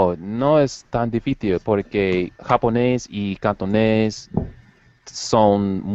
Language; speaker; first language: Spanish; non-native, learner; English